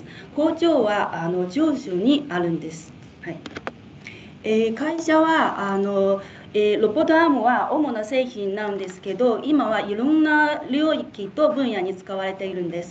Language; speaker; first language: Japanese; non-native, fluent; Chinese